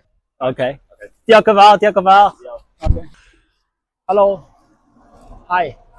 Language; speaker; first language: Welsh; non-native, learner; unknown